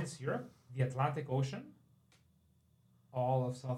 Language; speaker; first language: English; native; English